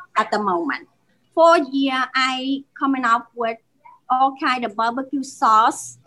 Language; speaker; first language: English; non-native, learner; Vietnamese